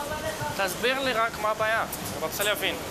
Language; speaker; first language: Hebrew; non-native, fluent; Portuguese